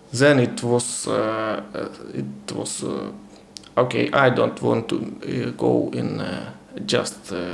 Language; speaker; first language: English; non-native, learner; Ukrainian